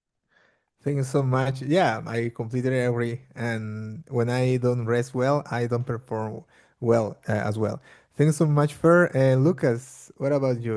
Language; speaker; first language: English; non-native, fluent; Portuguese